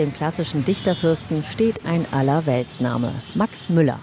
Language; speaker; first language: German; native; German